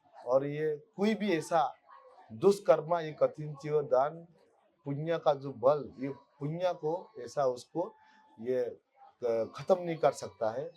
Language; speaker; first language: Hindi; non-native, local second language; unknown